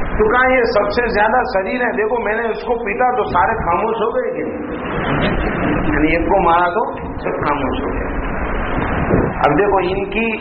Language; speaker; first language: Urdu; non-native, local second language; Gujarati